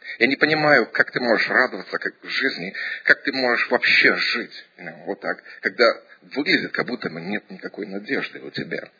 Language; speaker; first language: Russian; early bilingual, heritage; Russian